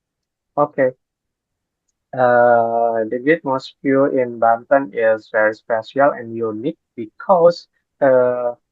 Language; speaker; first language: English; non-native, learner; Indonesian